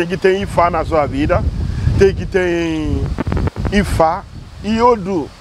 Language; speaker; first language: Portuguese; non-native, learner; Yoruba